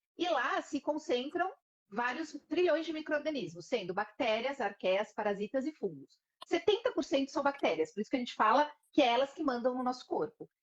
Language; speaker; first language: Portuguese; native; Portuguese